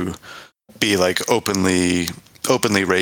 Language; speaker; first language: English; native; English